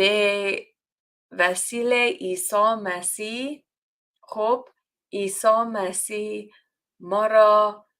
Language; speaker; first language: Persian; non-native, learner; English